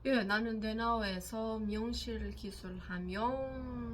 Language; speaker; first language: Korean; non-native, learner; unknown